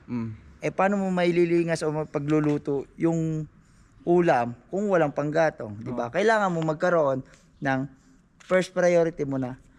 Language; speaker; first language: Filipino; native; Filipino